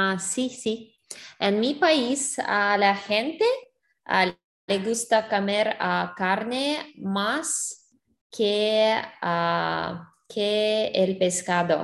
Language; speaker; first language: Spanish; non-native, learner; English